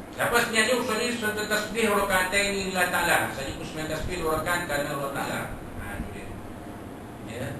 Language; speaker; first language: Malay; native; Malay